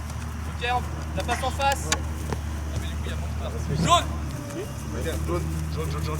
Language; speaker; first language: French; native; French